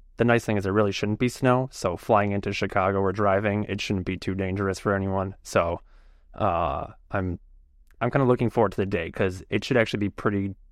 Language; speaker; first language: English; native; English